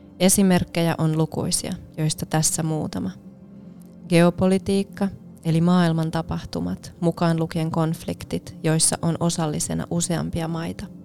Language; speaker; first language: Finnish; native; Finnish